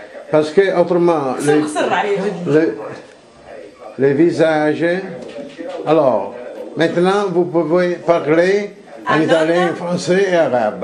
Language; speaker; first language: French; non-native, fluent; Italian